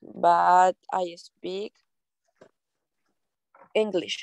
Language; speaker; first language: English; non-native, learner; Spanish